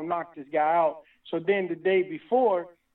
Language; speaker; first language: English; native; English